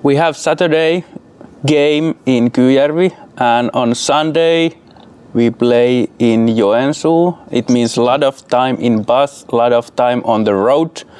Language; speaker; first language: English; non-native, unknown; Finnish